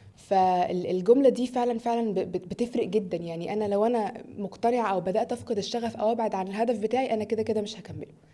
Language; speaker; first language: Egyptian Arabic; early bilingual, heritage; Arabic